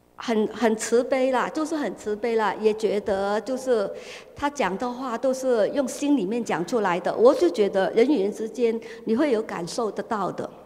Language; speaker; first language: Chinese; non-native, fluent; Cantonese